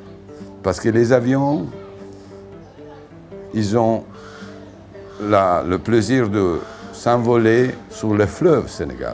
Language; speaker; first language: French; non-native, fluent; Italian